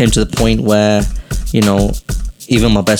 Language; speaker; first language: English; native; English